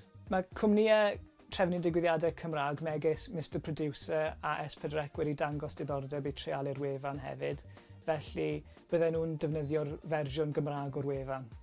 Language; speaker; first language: Welsh; native; Welsh